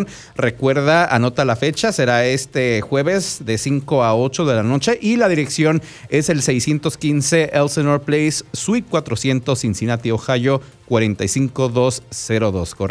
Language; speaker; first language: Spanish; native; Spanish